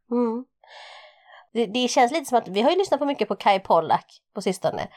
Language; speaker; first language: Swedish; early bilingual, other home language; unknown